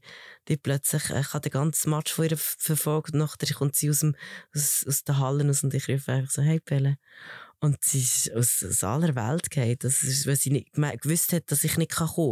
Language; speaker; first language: German; early bilingual, other home language; Spanish